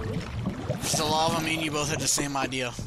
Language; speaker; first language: English; native; English